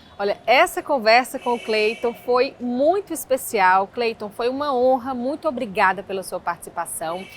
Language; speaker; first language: Portuguese; native; Portuguese